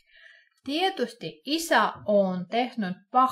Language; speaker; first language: Finnish; non-native, fluent; Russian